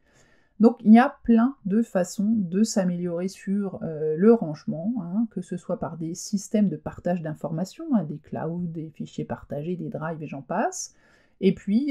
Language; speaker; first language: French; native; French